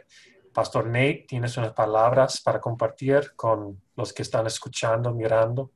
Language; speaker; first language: Spanish; non-native, fluent; English